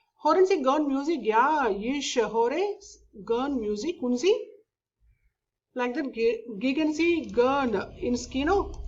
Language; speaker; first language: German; non-native, learner; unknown